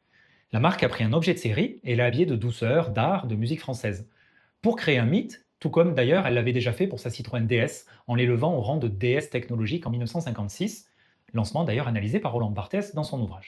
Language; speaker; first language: French; native; French